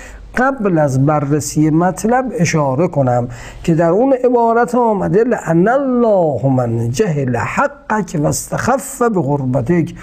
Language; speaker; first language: Persian; native; Persian